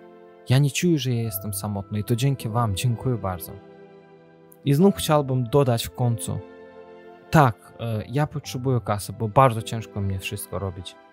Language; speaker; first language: Polish; non-native, learner; Azerbaijani